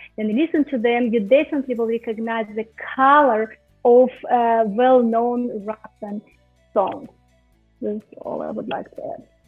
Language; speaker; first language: English; non-native, fluent; Russian